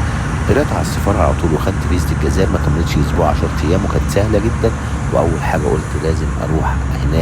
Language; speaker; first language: Arabic; native; Arabic